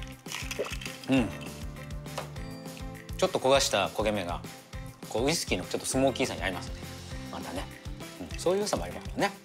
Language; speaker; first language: Japanese; native; Japanese